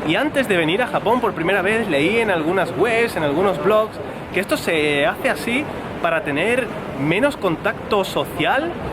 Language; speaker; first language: Spanish; native; Spanish